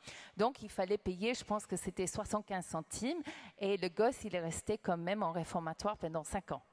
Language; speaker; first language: French; non-native, fluent; English